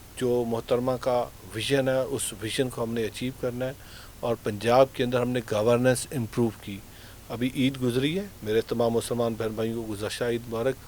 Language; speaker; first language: Urdu; non-native, local second language; Punjabi